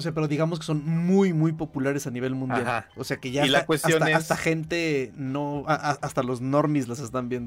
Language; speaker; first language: Spanish; native; Spanish